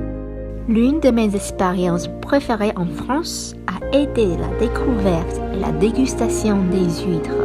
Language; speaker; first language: French; non-native, fluent; Chinese